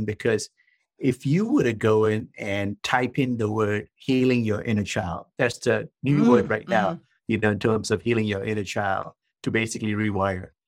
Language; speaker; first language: English; non-native, local second language; Tamil